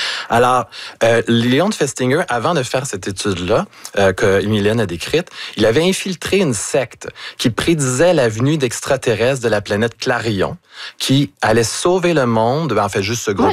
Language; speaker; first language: French; native; French